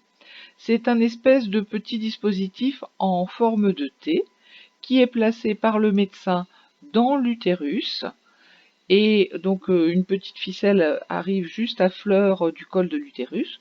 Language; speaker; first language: French; native; French